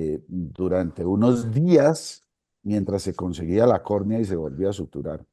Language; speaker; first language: Spanish; native; Spanish